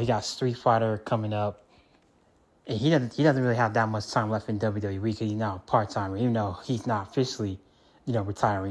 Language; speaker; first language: English; native; English